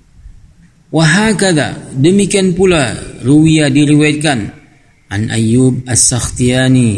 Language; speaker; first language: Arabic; non-native, fluent; Indonesian